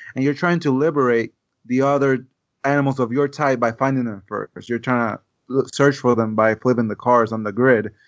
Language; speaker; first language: English; non-native, fluent; Spanish